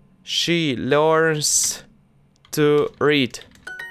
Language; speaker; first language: English; non-native, learner; Russian